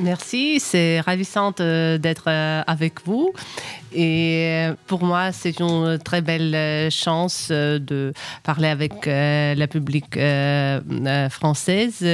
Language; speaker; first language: French; non-native, fluent; Ukrainian